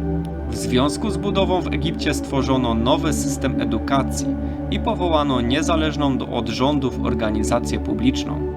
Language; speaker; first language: Polish; native; Polish